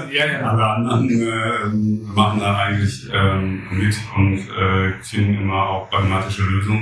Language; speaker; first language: German; native; German